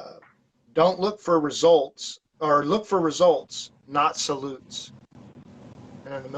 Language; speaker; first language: English; native; English